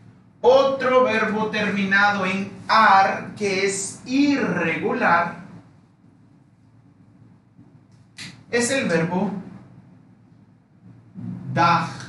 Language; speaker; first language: Portuguese; non-native, fluent; Spanish